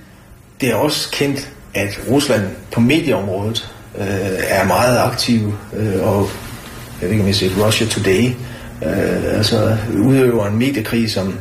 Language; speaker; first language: Danish; native; Danish